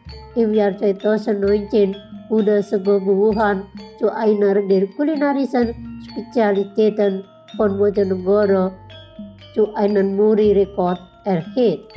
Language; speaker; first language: German; non-native, fluent; Indonesian